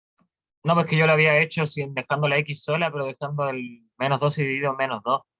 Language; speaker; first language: Spanish; native; Spanish